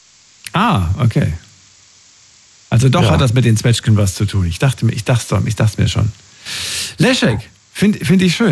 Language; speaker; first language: German; native; German